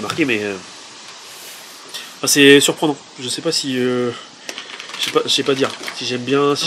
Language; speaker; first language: French; native; French